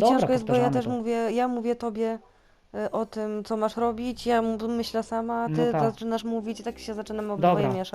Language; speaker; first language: Polish; native; Polish